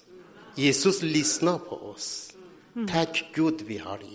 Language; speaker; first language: Swedish; non-native, learner; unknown